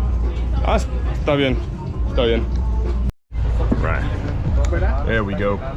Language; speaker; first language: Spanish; non-native, fluent; English